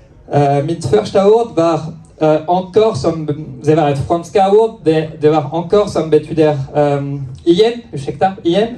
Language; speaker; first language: Swedish; non-native, learner; French